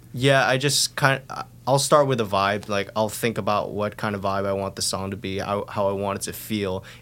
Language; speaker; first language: English; non-native, fluent; Thai